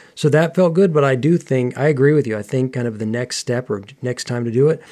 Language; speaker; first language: English; native; English